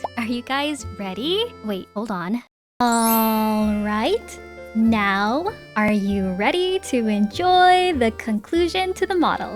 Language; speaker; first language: English; native; English